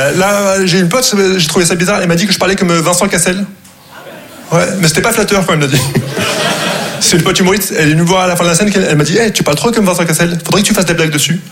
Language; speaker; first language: French; non-native, local second language; Arabic